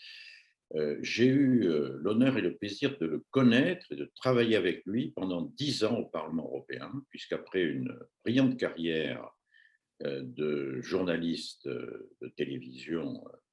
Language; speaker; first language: French; native; French